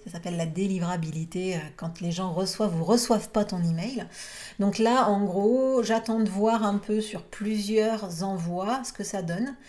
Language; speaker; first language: French; native; French